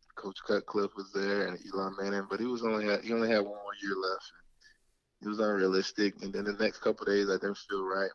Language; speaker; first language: English; native; English